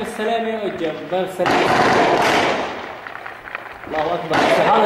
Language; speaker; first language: Arabic; native; Arabic